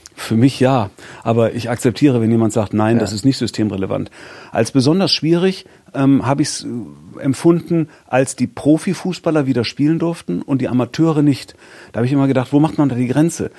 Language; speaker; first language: German; native; German